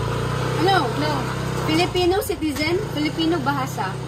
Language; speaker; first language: Indonesian; non-native, learner; Cebuano